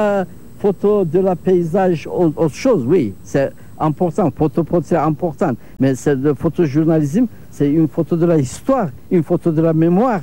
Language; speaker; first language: French; non-native, learner; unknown